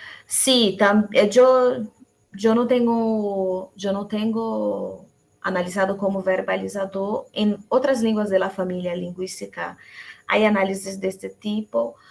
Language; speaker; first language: Spanish; non-native, fluent; Portuguese